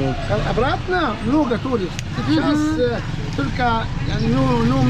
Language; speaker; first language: Russian; non-native, learner; Arabic